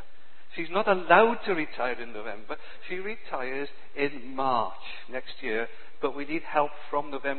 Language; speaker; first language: English; native; English